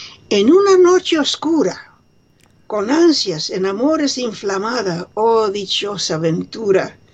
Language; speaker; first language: Spanish; early bilingual, heritage; Spanish